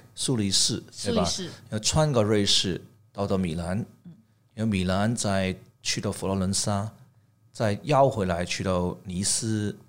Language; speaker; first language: Chinese; non-native, fluent; Cantonese